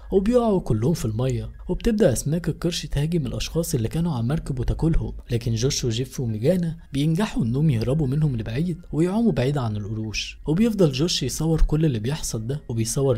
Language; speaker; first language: Arabic; native; Arabic